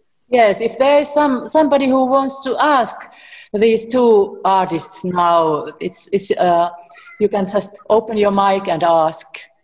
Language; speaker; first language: English; non-native, fluent; Finnish